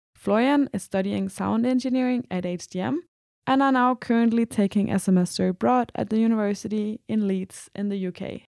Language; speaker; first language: English; non-native, fluent; Danish